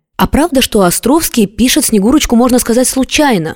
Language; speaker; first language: Russian; native; Russian